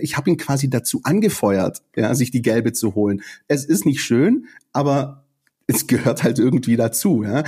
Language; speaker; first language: German; native; German